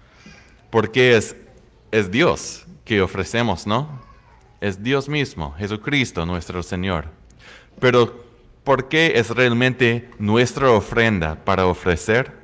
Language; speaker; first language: Spanish; non-native, fluent; English